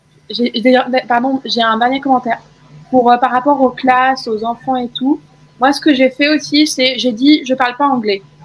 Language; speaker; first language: French; native; French